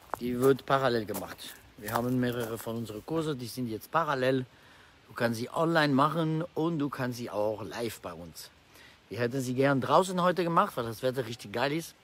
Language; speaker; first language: German; non-native, fluent; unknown